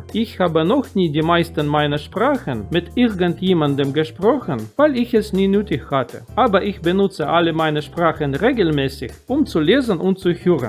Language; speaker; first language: German; non-native, fluent; Russian